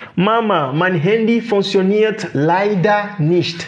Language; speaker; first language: German; non-native, fluent; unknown